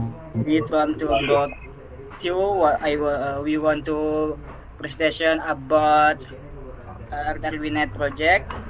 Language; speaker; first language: English; non-native, learner; Indonesian